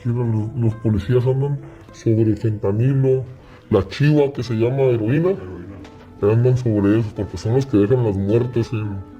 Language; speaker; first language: Spanish; native; Spanish